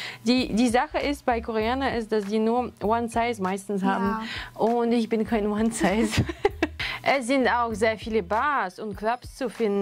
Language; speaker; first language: German; non-native, fluent; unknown